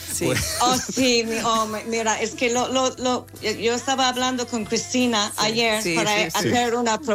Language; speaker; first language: Spanish; non-native, fluent; English